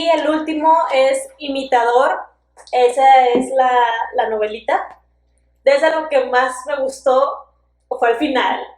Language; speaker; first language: Spanish; native; Spanish